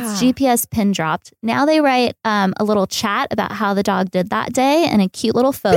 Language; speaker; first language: English; native; English